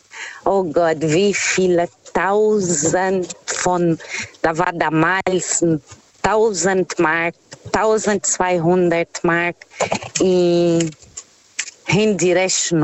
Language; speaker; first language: German; non-native, fluent; Portuguese